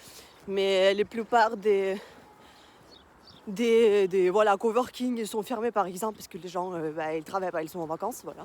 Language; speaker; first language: French; non-native, fluent; Russian